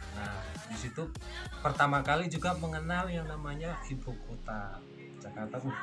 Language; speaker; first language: Indonesian; non-native, local second language; Javanese